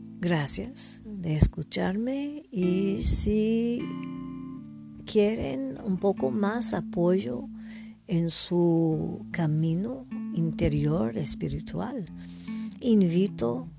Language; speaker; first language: Spanish; non-native, learner; English